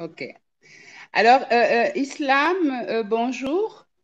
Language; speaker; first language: French; native; French